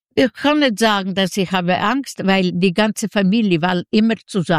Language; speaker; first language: German; non-native, learner; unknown